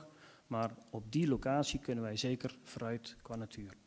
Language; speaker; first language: Dutch; native; Dutch